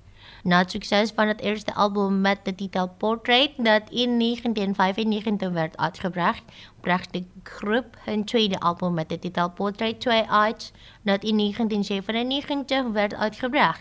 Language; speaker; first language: Dutch; non-native, fluent; Indonesian